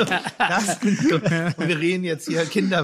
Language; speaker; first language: German; native; German